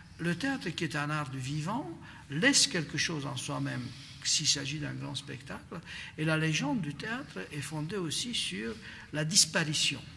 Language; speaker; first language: French; non-native, fluent; Romanian